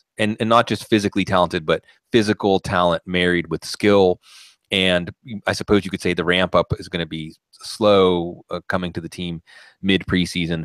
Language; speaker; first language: English; native; English